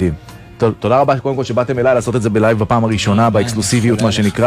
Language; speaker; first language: Hebrew; native; Hebrew